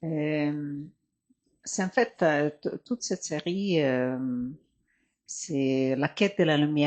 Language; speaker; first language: French; non-native, fluent; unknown